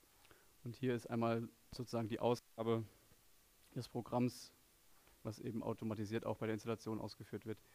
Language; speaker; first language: German; native; German